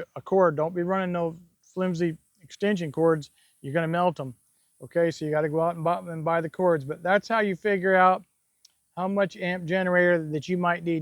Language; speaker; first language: English; native; English